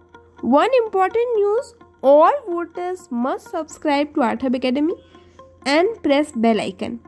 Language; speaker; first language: English; non-native, local second language; Hindi